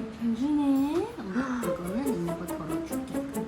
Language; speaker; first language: Korean; early bilingual, heritage; English